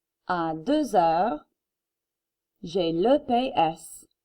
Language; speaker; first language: French; non-native, fluent; English